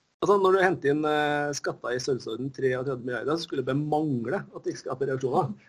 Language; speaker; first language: Norwegian; native; Norwegian